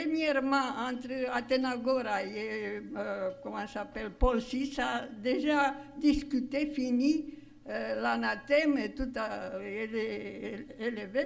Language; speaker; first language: French; non-native, fluent; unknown